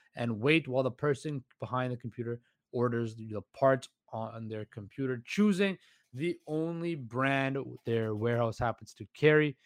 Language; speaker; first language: English; native; English